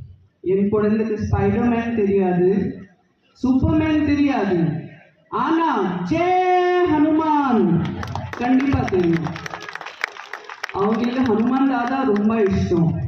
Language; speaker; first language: Tamil; non-native, fluent; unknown